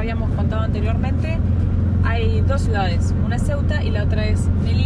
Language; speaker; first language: Spanish; native; Spanish